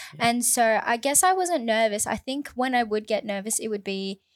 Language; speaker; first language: English; early bilingual, other home language; Filipino